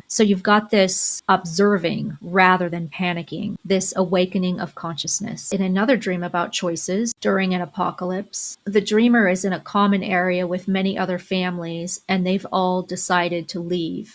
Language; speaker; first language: English; native; English